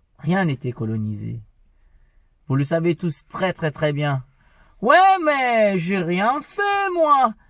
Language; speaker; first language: French; non-native, fluent; Portuguese